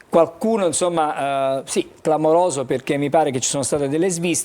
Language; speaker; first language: Italian; native; Italian